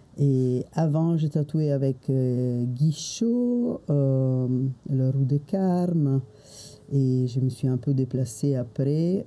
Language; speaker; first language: French; non-native, fluent; Italian